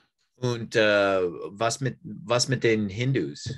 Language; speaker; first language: German; non-native, learner; English